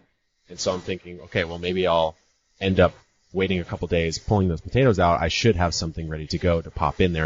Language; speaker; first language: English; native; English